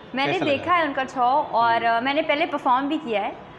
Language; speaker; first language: Hindi; native; Hindi